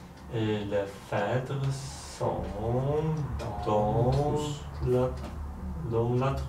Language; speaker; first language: French; non-native, learner; Polish